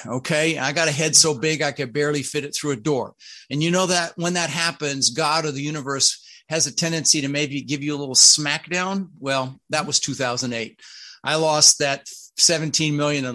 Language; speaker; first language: English; early bilingual, other home language; Dutch